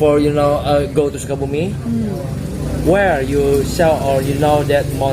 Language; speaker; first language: English; non-native, learner; Indonesian